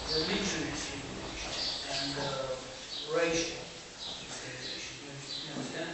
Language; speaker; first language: English; non-native, fluent; Romanian